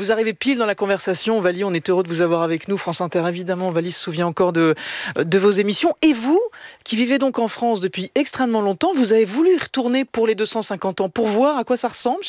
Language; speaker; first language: French; native; French